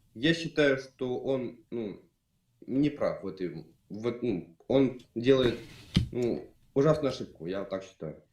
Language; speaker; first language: Russian; native; Russian